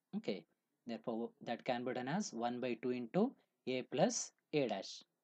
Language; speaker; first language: English; non-native, local second language; Kannada